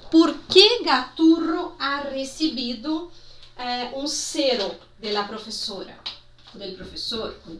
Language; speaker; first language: Spanish; non-native, fluent; Portuguese